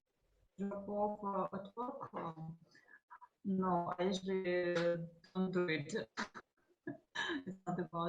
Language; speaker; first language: English; non-native, learner; Russian